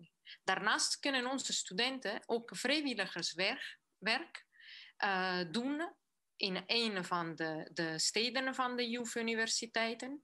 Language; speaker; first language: Dutch; non-native, fluent; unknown